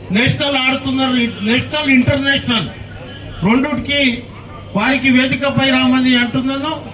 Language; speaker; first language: Telugu; non-native, local second language; Lambadi